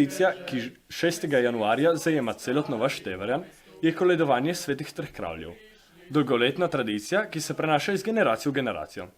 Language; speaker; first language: Slovenian; native; Slovenian